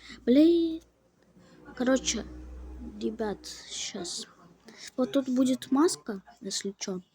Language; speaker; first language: Russian; native; Russian